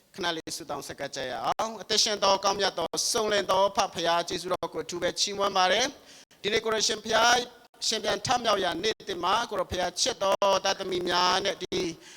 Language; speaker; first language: Burmese; non-native, local second language; Tedim Chin